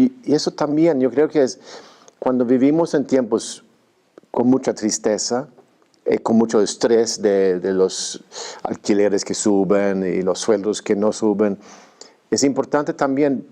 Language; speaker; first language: Spanish; non-native, fluent; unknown